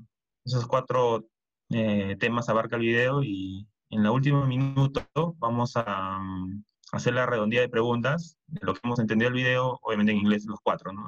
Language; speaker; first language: Spanish; native; Spanish